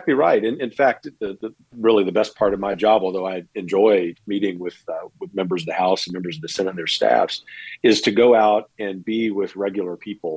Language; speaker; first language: English; native; English